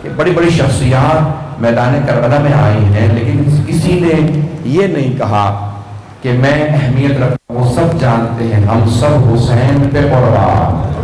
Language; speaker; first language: Urdu; early bilingual, heritage; Urdu